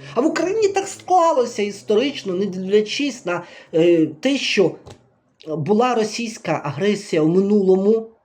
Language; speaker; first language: Ukrainian; native; Ukrainian